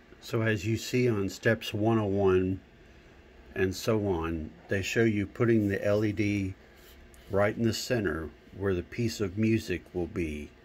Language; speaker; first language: English; native; English